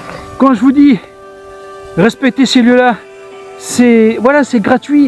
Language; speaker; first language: French; native; French